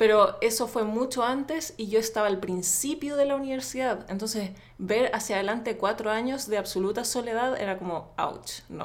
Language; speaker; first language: Spanish; native; Spanish